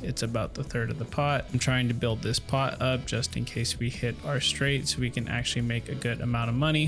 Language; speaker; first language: English; native; English